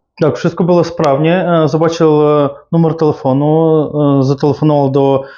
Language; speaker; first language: Polish; non-native, learner; Ukrainian